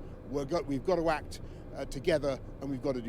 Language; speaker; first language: English; native; English